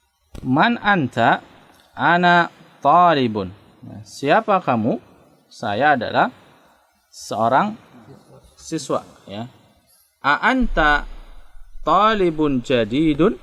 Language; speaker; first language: Indonesian; native; Indonesian